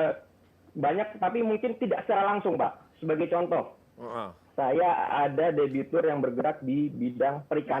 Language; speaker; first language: Indonesian; native; Indonesian